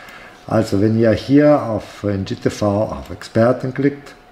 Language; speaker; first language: German; non-native, fluent; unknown